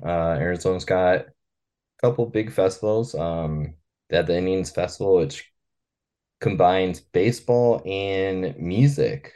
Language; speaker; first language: English; native; English